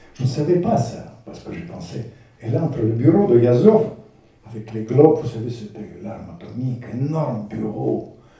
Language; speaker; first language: French; non-native, fluent; Russian